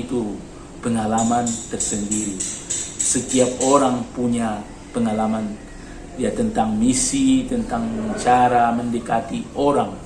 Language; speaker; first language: Indonesian; non-native, learner; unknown